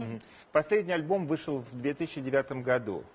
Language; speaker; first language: Russian; native; Russian